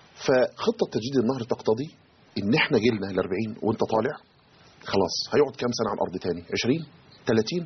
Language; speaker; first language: Arabic; native; Arabic